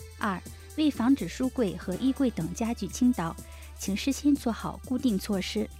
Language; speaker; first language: Chinese; native; Chinese